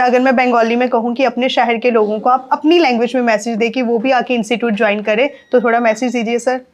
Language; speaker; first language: Hindi; native; Hindi